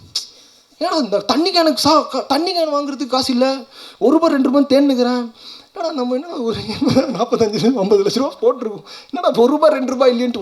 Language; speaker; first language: Tamil; native; Tamil